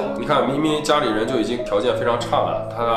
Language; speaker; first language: Chinese; native; Chinese